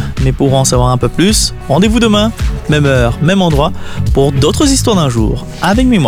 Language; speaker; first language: French; native; French